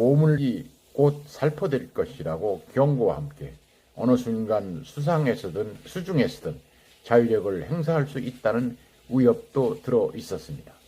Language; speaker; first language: Korean; native; Korean